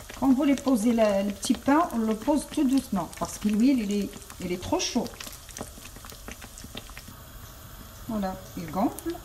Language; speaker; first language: French; non-native, fluent; Arabic